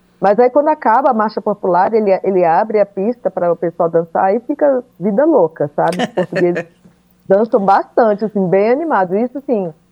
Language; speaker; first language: Portuguese; native; Portuguese